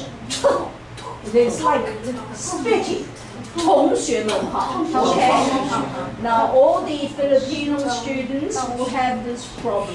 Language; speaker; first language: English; non-native, fluent; Chinese